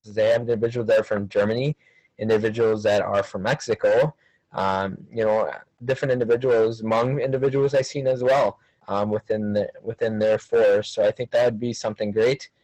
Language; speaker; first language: English; early bilingual, other home language; Spanish